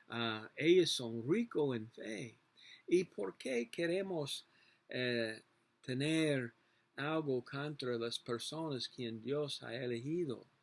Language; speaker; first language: Spanish; non-native, learner; English